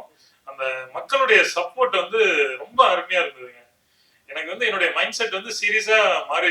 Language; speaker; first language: Tamil; native; Tamil